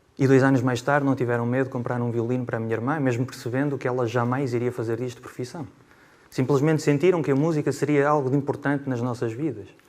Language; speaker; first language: Portuguese; native; Portuguese